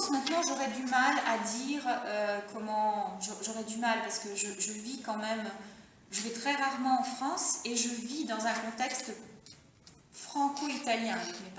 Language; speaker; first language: French; early bilingual, other home language; Italian